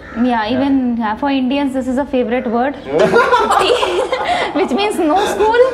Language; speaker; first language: English; non-native, local second language; Hindi